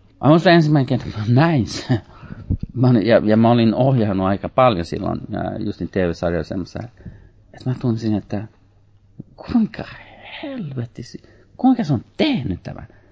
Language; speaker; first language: Finnish; early bilingual, heritage; Finnish